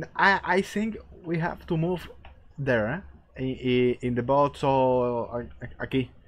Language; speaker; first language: English; non-native, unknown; Spanish